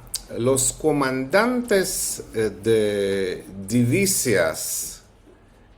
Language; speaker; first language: Spanish; non-native, fluent; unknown